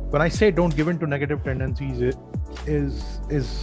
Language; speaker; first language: English; non-native, local second language; Hindi